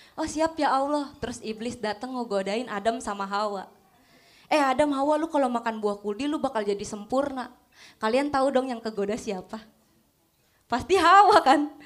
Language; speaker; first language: Indonesian; native; Indonesian